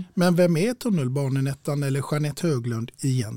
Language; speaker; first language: Swedish; native; Swedish